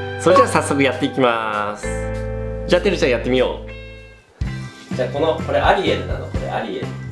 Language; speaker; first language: Japanese; native; Japanese